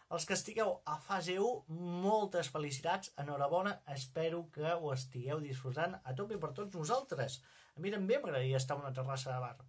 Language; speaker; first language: Catalan; non-native, local second language; Spanish